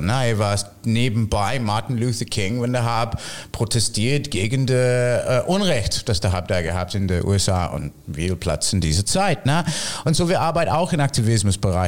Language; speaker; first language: German; non-native, fluent; English